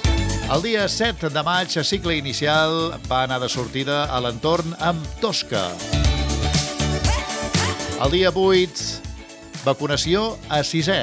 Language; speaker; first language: Catalan; native; Catalan